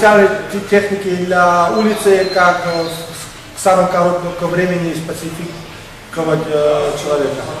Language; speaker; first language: Russian; non-native, fluent; Slovak